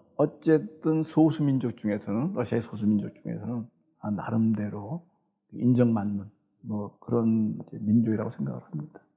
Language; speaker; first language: Korean; native; Korean